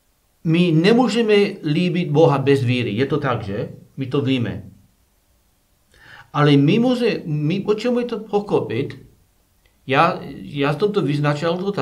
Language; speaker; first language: Czech; non-native, learner; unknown